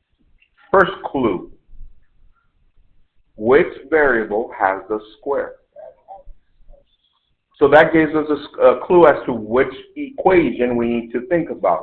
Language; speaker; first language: English; native; English